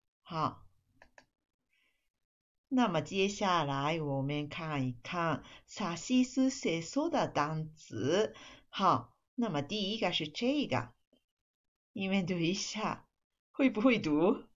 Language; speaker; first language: Chinese; non-native, fluent; Japanese